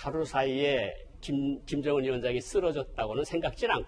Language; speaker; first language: Korean; native; Korean